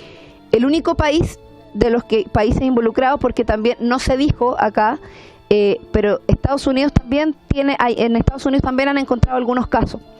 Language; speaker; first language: Spanish; native; Spanish